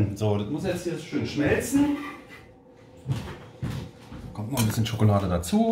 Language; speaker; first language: German; native; German